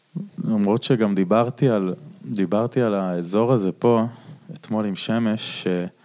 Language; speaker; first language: Hebrew; native; Hebrew